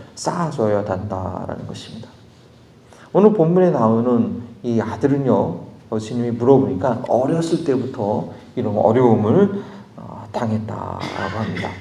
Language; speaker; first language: Korean; native; Korean